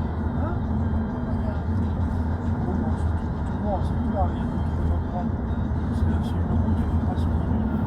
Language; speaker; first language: French; native; French